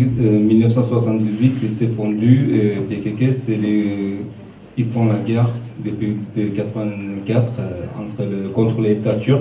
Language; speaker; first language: French; non-native, learner; Kurdish